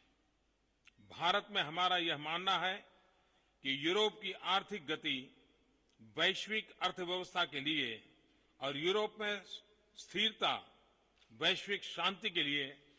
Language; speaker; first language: Hindi; non-native, local second language; Gujarati